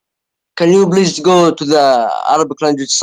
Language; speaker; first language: English; non-native, fluent; Arabic